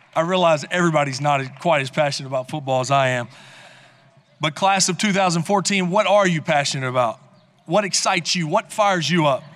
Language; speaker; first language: English; native; English